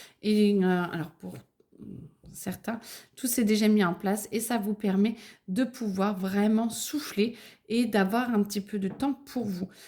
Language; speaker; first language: French; native; French